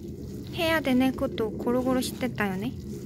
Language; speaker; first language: Japanese; non-native, fluent; Korean